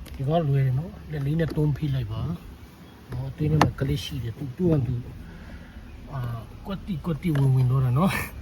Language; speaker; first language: Burmese; non-native, local second language; Tedim Chin